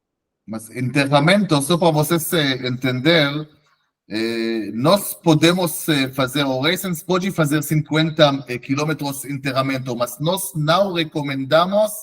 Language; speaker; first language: Portuguese; non-native, fluent; Hebrew